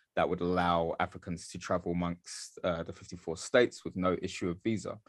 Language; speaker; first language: English; native; English